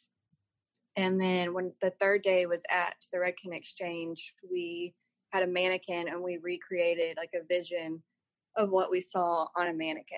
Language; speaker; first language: English; native; English